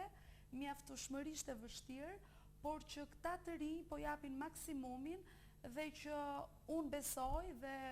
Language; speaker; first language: Albanian; native; Albanian